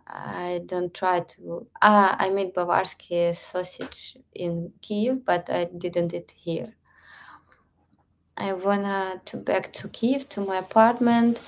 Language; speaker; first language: English; non-native, learner; Russian